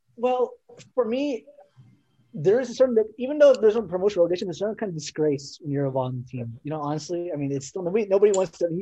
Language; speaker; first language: English; native; English